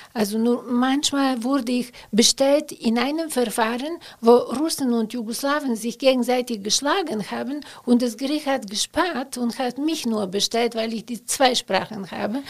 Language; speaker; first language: German; non-native, fluent; Bulgarian